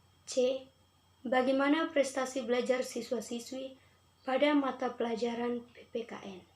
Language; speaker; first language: Indonesian; non-native, local second language; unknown